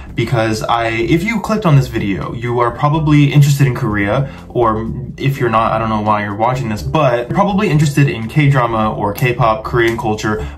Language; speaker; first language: English; native; English